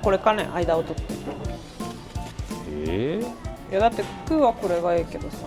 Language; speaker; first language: Japanese; native; Japanese